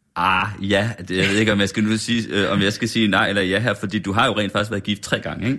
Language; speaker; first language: Danish; native; Danish